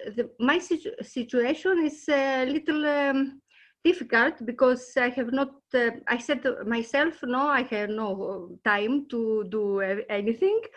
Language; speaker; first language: English; non-native, learner; Greek